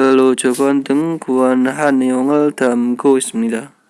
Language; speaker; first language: Korean; non-native, learner; Indonesian